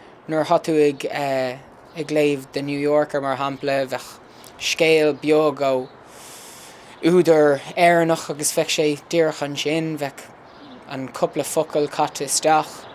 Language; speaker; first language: Irish; early bilingual, heritage; English